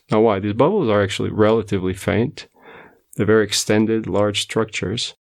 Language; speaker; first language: English; non-native, fluent; Portuguese